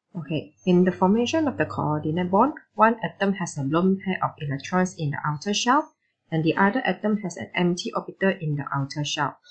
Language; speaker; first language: English; non-native, local second language; Chinese